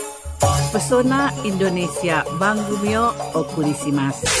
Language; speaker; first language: Japanese; non-native, learner; Indonesian